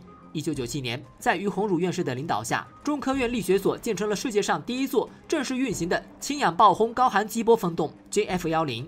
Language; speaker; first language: Chinese; native; Chinese